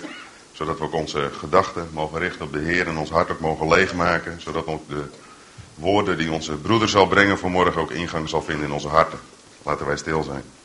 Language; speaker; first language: Dutch; native; Dutch